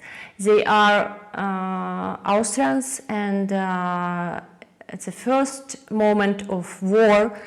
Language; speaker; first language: English; non-native, learner; Russian